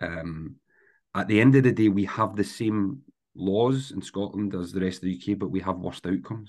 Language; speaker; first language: English; native; English